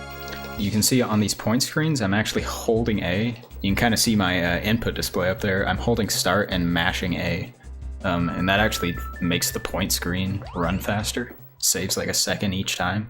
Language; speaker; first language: English; native; English